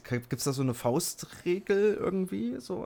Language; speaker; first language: German; native; German